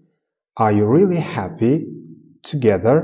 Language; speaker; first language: English; non-native, fluent; Uzbek